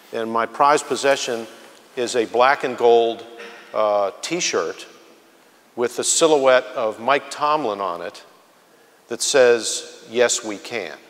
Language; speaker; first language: English; native; English